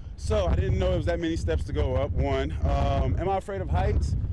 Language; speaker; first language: English; native; English